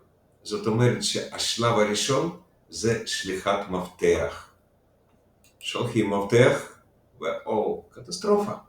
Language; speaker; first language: Hebrew; non-native, fluent; Russian